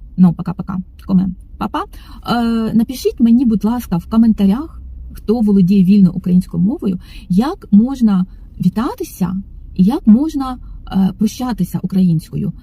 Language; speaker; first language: Ukrainian; non-native, local second language; Russian